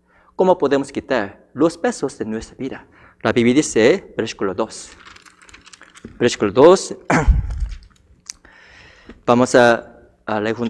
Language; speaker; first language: Spanish; non-native, fluent; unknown